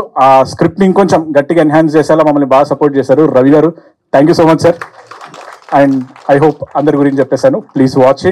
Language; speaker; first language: Telugu; native; Telugu